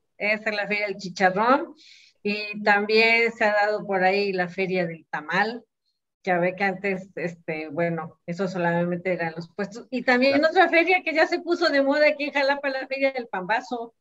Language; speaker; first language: Spanish; native; Spanish